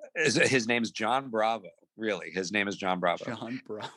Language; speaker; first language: English; native; English